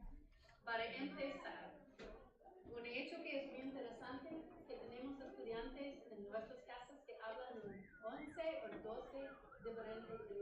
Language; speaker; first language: Spanish; non-native, learner; English